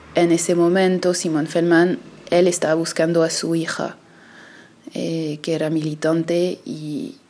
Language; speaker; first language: Spanish; early bilingual, other home language; French